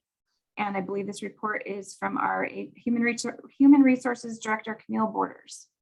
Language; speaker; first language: English; native; English